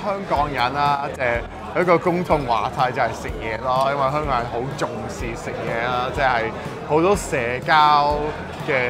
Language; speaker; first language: Chinese; non-native, fluent; English